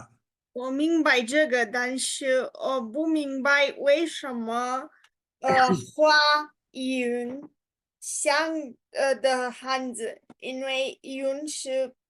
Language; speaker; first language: Chinese; non-native, learner; Romanian